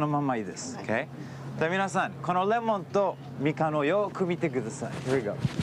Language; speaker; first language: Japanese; early bilingual, heritage; English